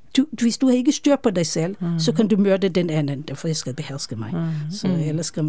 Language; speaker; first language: Danish; non-native, fluent; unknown